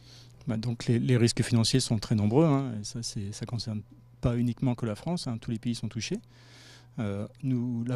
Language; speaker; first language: French; native; French